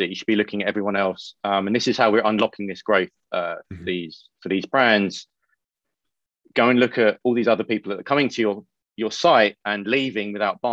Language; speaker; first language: English; native; English